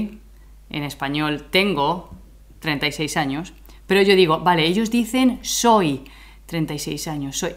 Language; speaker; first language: Spanish; native; Spanish